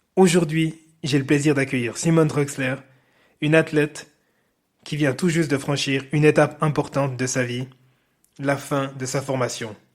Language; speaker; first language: French; native; French